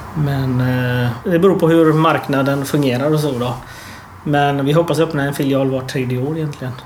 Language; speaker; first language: Swedish; early bilingual, other home language; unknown